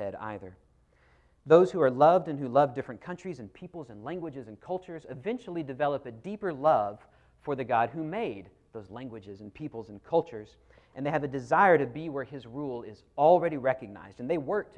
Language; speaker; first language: English; native; English